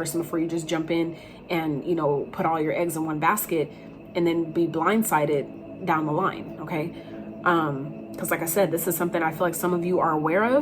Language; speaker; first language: English; native; English